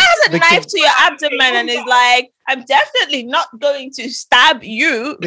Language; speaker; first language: English; non-native, local second language; Yoruba